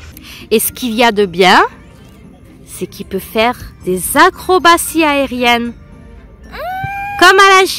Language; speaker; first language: French; native; French